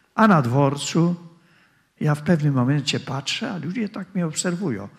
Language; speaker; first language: Polish; native; Polish